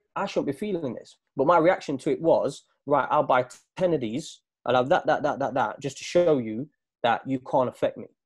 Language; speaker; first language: English; native; English